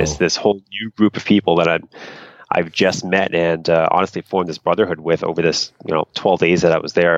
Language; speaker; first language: English; native; English